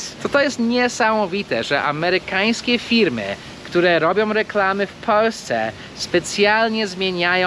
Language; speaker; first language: Polish; non-native, fluent; English